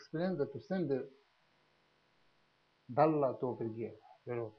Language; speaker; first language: Italian; non-native, learner; Tibetan